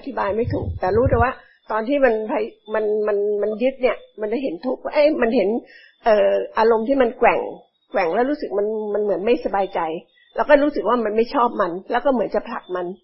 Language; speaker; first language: Thai; native; Thai